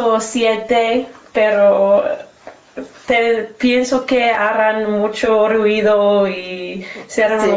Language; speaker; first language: Spanish; non-native, learner; English